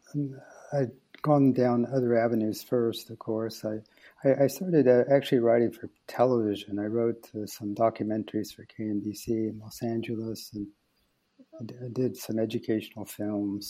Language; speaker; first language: English; native; English